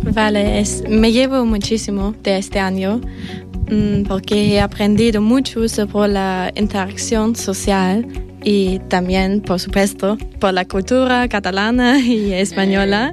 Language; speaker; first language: Spanish; non-native, fluent; German